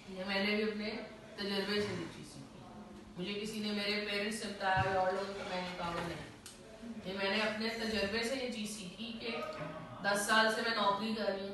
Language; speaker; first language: Urdu; native; Urdu